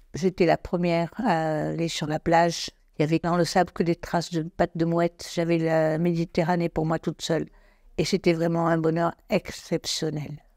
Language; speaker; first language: French; native; French